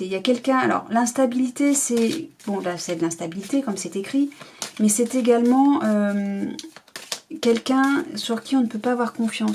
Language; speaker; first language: French; native; French